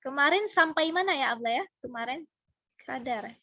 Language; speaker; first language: Indonesian; non-native, fluent; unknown